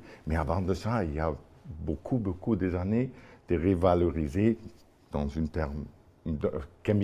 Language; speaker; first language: French; non-native, fluent; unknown